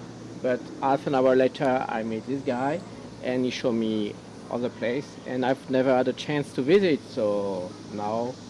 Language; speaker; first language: English; non-native, learner; French